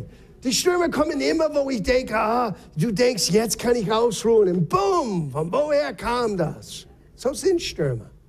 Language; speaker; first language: German; non-native, fluent; English